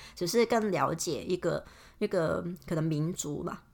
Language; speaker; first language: Chinese; non-native, local second language; Cantonese